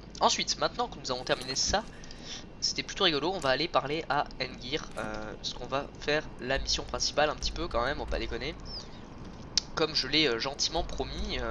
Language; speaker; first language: French; native; French